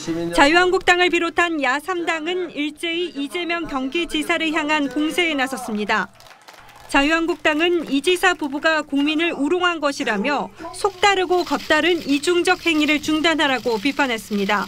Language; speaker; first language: Korean; native; Korean